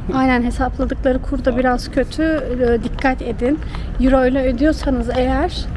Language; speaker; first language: Turkish; early bilingual, heritage; Turkish